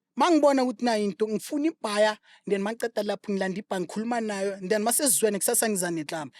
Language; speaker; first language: Zulu; non-native, local second language; Southern Sotho